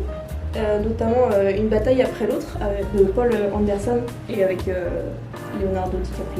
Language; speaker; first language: French; native; French